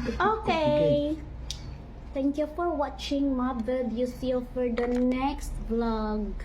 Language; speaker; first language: English; non-native, learner; Cebuano